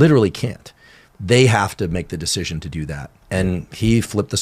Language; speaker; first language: English; native; English